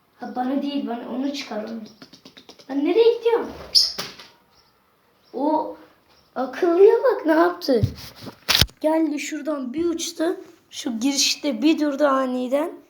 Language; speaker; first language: Turkish; native; Turkish